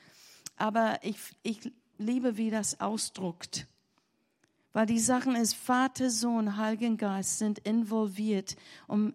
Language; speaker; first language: German; non-native, learner; English